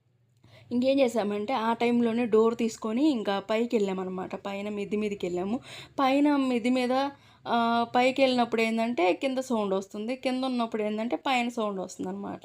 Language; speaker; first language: Telugu; native; Telugu